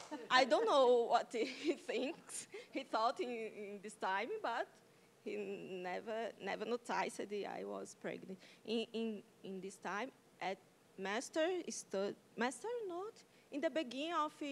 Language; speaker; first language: English; non-native, learner; Portuguese